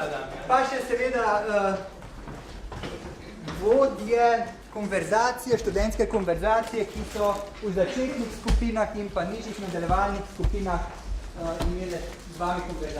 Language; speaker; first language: Slovenian; native; Slovenian